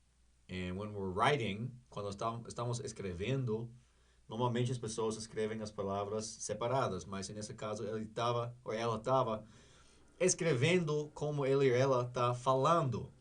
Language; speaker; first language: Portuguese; non-native, learner; English